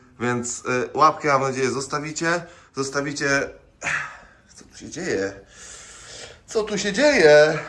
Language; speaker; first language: Polish; native; Polish